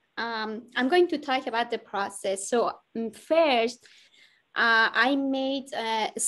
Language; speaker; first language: English; non-native, learner; Persian